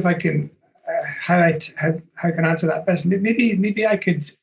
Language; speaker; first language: English; native; English